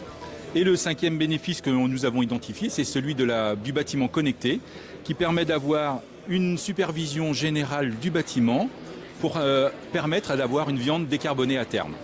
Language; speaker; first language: French; native; French